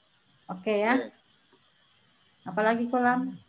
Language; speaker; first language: Indonesian; native; Indonesian